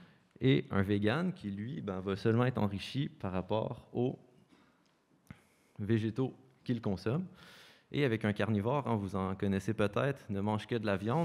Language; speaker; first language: French; native; French